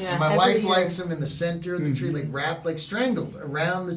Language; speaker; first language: English; native; English